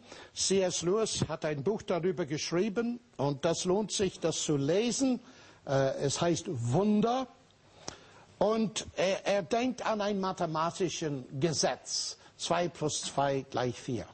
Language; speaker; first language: German; non-native, fluent; English